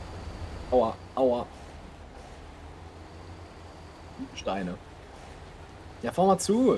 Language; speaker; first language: German; native; German